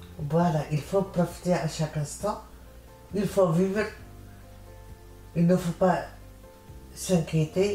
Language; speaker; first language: French; non-native, learner; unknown